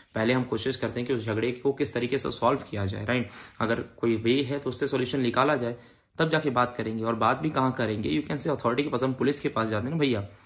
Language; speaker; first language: Hindi; native; Hindi